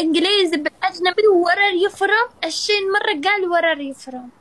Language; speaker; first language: Arabic; non-native, learner; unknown